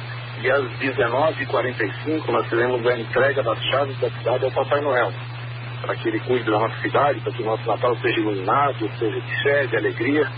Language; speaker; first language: Portuguese; native; Portuguese